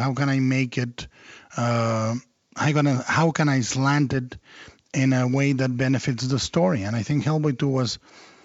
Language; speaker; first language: English; non-native, fluent; Spanish